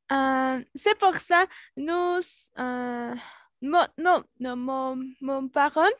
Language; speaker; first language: French; non-native, learner; Spanish